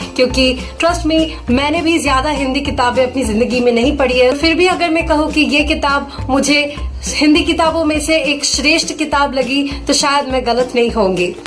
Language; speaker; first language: Hindi; non-native, local second language; Bangla